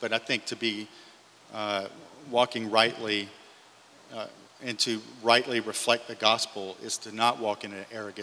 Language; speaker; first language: English; native; English